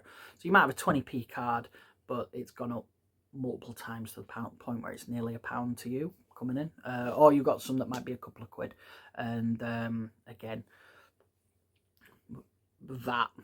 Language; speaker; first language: English; native; English